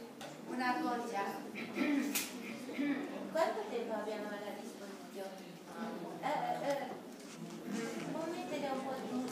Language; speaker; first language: Italian; non-native, fluent; Romanian